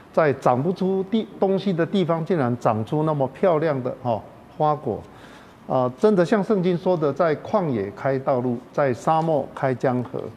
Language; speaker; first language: Chinese; native; Chinese